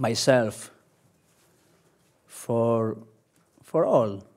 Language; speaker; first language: English; non-native, learner; Spanish